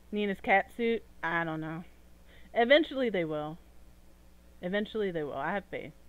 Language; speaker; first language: English; native; English